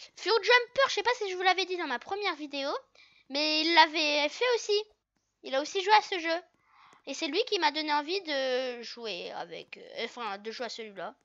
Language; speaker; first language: French; native; French